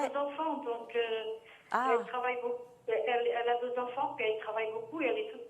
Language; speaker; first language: French; native; French